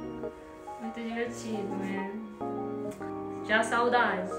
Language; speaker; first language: Portuguese; non-native, learner; Korean